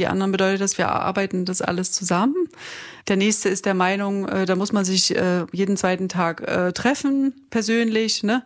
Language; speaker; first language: German; native; German